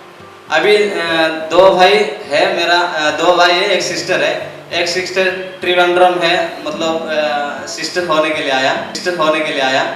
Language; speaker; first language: Hindi; non-native, local second language; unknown